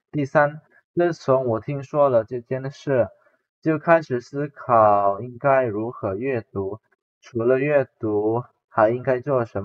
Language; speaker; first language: Chinese; non-native, fluent; Indonesian